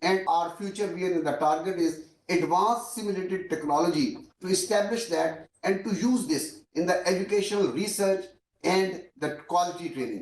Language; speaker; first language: English; non-native, local second language; Urdu